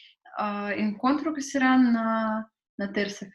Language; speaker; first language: Portuguese; non-native, fluent; Russian